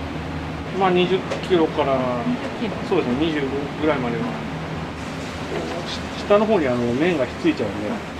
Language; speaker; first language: Japanese; native; Japanese